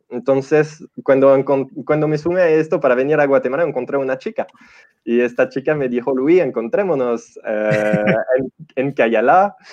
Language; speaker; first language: Spanish; non-native, fluent; French